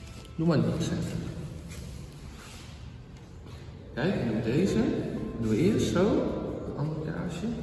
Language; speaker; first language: Dutch; native; Dutch